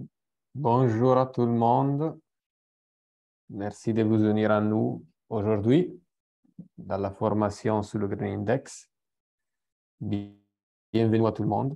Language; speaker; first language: French; non-native, fluent; Italian